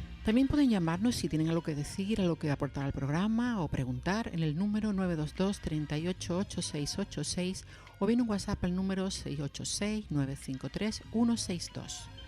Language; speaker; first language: Spanish; native; Spanish